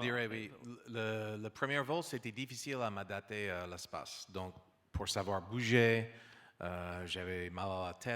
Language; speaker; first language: French; non-native, learner; English